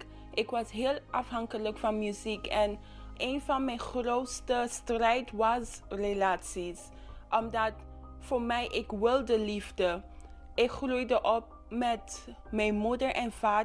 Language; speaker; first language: Dutch; non-native, local second language; English